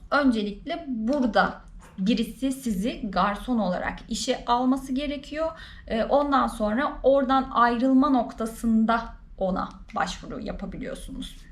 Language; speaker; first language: Turkish; native; Turkish